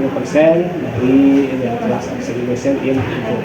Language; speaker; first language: English; non-native, learner; Indonesian